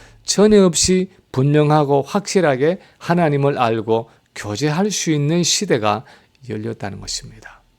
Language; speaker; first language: Korean; native; Korean